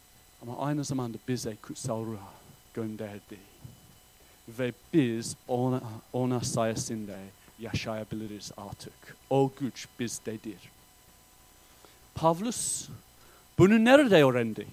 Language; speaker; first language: Turkish; non-native, fluent; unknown